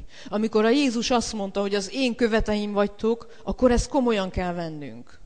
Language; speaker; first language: Hungarian; native; Hungarian